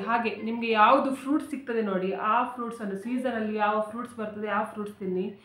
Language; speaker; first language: Kannada; non-native, local second language; Konkani